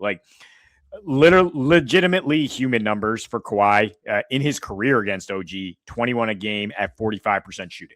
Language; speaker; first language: English; native; English